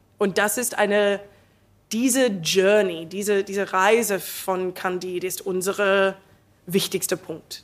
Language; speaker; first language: German; non-native, learner; English